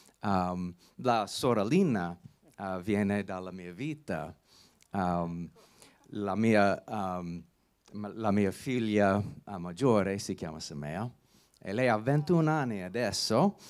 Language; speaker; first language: Italian; non-native, learner; English